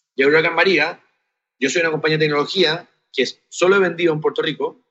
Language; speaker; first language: Spanish; native; Spanish